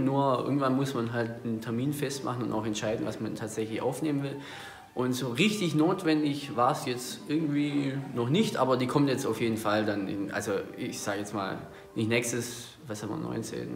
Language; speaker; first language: German; native; German